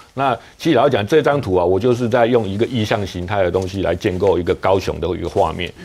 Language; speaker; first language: Chinese; native; Chinese